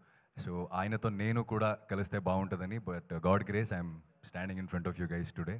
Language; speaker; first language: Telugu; non-native, fluent; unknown